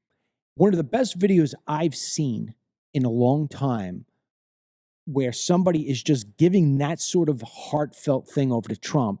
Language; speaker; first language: English; native; English